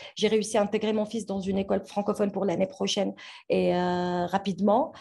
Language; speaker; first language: French; non-native, local second language; Arabic